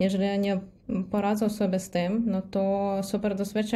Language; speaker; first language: Polish; non-native, fluent; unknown